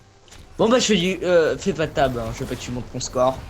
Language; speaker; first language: French; native; French